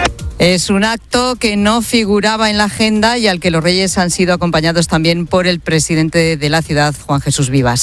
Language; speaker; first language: Spanish; native; Spanish